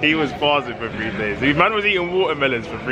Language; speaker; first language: English; native; English